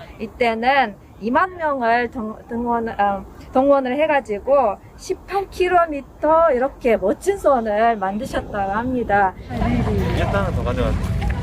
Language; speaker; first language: Korean; non-native, fluent; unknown